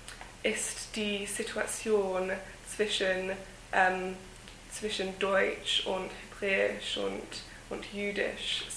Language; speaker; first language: German; non-native, fluent; English